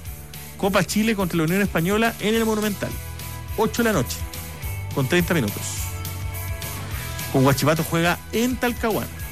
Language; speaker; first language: Spanish; native; Spanish